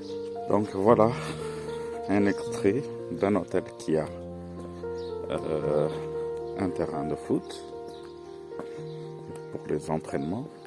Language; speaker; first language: French; non-native, fluent; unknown